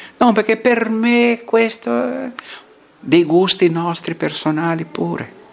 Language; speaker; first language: Italian; non-native, fluent; Portuguese